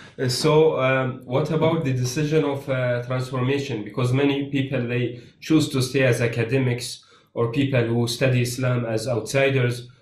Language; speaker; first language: English; non-native, fluent; Arabic